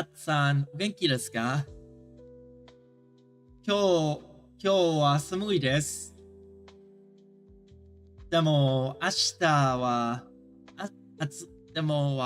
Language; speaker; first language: Japanese; non-native, learner; English